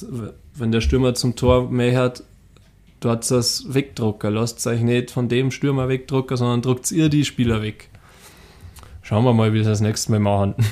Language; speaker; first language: German; native; German